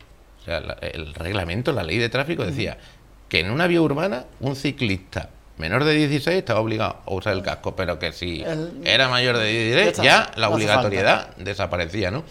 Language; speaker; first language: Spanish; native; Spanish